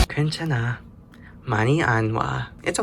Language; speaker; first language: Korean; non-native, learner; English